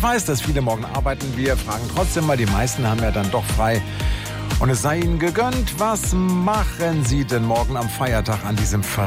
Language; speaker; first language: German; native; German